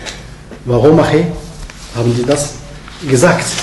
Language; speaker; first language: German; non-native, fluent; Arabic